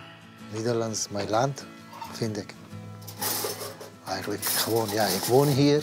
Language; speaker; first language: Dutch; non-native, learner; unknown